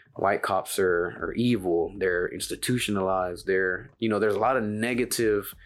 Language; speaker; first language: English; native; English